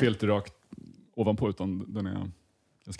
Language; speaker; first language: Swedish; native; Swedish